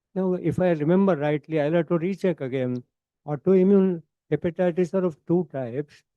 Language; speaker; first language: English; non-native, local second language; Marathi